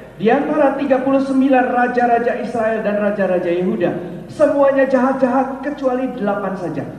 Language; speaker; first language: Indonesian; native; Indonesian